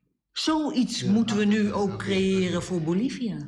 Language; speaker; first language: Dutch; native; Dutch